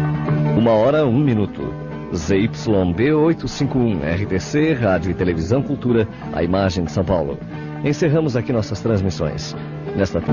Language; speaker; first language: Portuguese; native; Portuguese